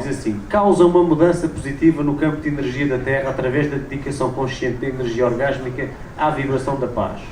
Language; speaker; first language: Portuguese; native; Portuguese